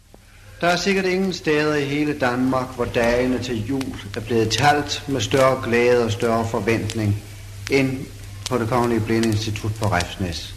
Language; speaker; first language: Danish; native; Danish